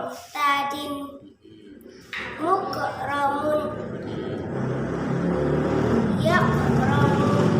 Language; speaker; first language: Arabic; non-native, learner; Indonesian